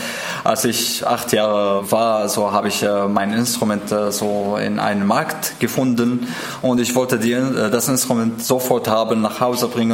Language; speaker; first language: German; non-native, fluent; Arabic